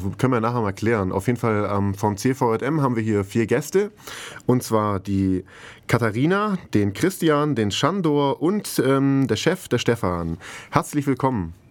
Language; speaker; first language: German; native; German